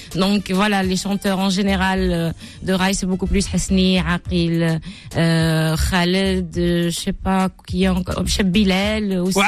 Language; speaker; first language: French; non-native, local second language; Arabic